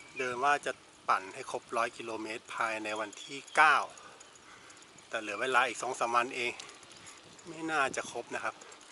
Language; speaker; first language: Thai; native; Thai